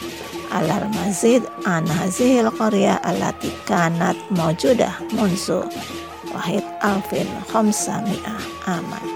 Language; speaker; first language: Arabic; non-native, fluent; Indonesian